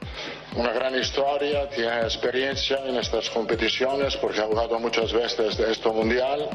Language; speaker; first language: Spanish; non-native, fluent; Italian